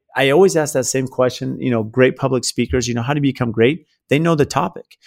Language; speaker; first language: English; native; English